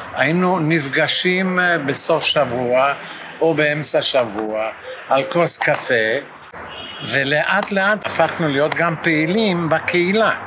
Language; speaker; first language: Hebrew; non-native, fluent; Portuguese